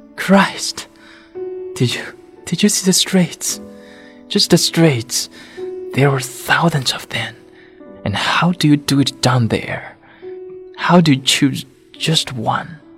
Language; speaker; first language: English; non-native, fluent; Chinese